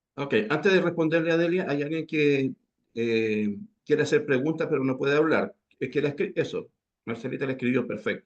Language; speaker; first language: Spanish; native; Spanish